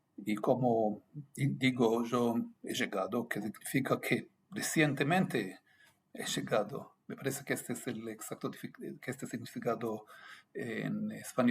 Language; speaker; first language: Spanish; non-native, fluent; Hebrew